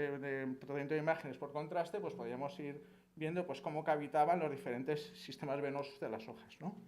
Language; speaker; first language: Spanish; native; Spanish